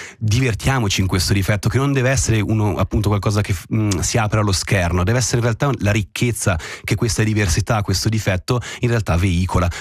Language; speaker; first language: Italian; native; Italian